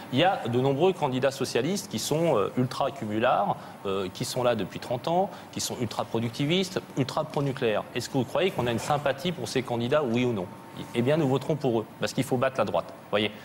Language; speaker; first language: French; early bilingual, other home language; Korean